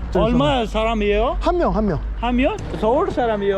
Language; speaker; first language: Korean; non-native, learner; Tajik